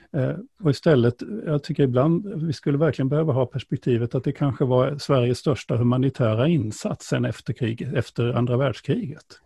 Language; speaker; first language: Swedish; native; Swedish